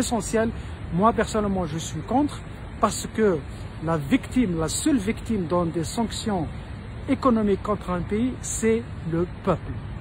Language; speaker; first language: French; non-native, local second language; Arabic